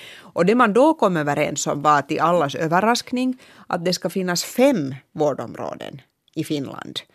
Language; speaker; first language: Swedish; native; Swedish